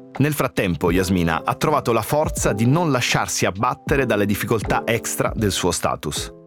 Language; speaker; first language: Italian; native; Italian